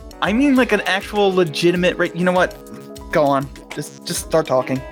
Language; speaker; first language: English; native; English